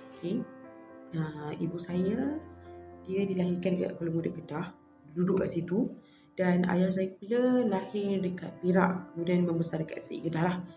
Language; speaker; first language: Malay; native; Malay